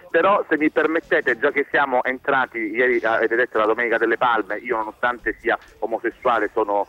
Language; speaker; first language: Italian; native; Italian